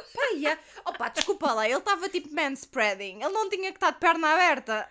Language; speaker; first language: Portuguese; native; Portuguese